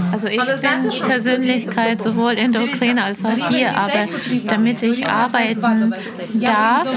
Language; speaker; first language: German; non-native, fluent; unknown